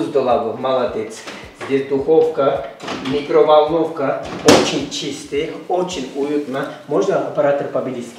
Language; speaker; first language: Russian; non-native, learner; Turkish